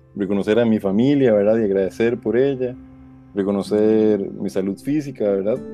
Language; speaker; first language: Spanish; native; Spanish